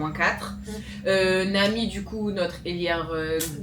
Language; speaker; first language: French; native; French